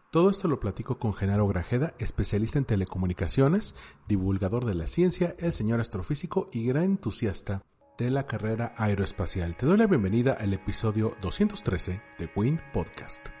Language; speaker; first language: Spanish; native; Spanish